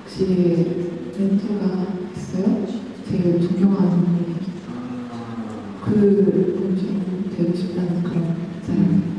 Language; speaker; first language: Korean; non-native, fluent; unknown